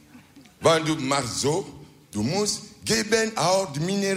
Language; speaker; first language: Dutch; non-native, learner; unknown